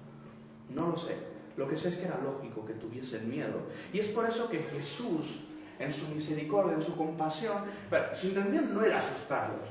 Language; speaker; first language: Spanish; native; Spanish